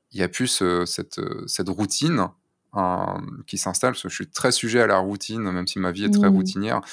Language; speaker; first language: French; native; French